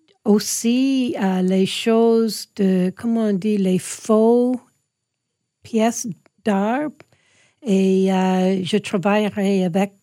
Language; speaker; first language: French; non-native, fluent; English